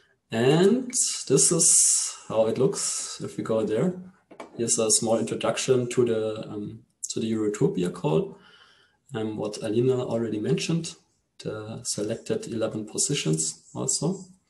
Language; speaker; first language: English; non-native, fluent; German